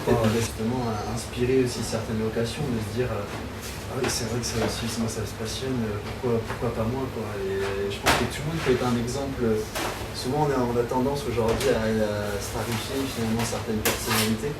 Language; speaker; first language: French; native; French